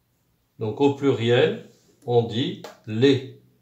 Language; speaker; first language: French; non-native, local second language; Arabic